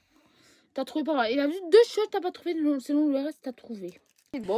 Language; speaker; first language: French; native; French